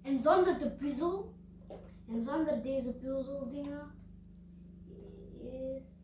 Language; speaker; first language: Dutch; early bilingual, other home language; Mongolian